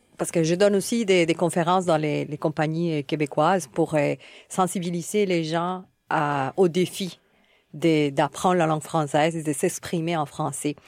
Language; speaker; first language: French; non-native, fluent; Spanish